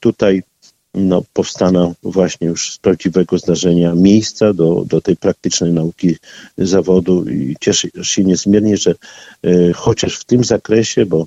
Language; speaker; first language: Polish; native; Polish